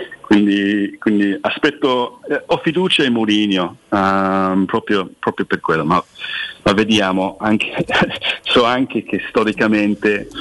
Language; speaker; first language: Italian; non-native, fluent; English